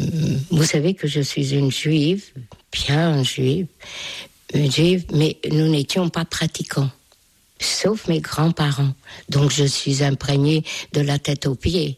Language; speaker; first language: French; non-native, fluent; Hungarian